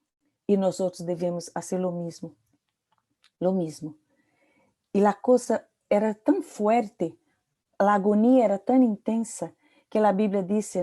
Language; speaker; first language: Portuguese; non-native, learner; Spanish